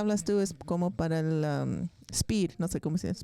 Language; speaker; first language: Spanish; early bilingual, heritage; English